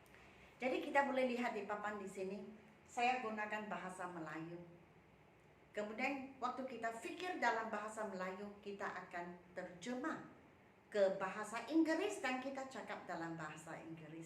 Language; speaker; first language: Indonesian; non-native, local second language; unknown